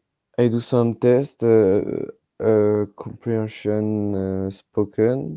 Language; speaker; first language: English; non-native, learner; French